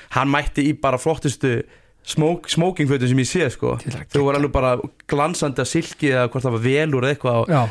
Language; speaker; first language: Icelandic; native; Icelandic